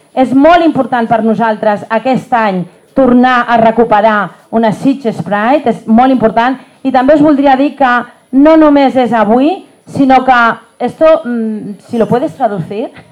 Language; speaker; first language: Catalan; native; Catalan